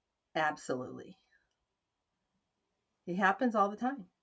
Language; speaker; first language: English; native; English